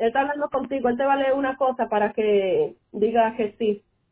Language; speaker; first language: Spanish; early bilingual, heritage; Spanish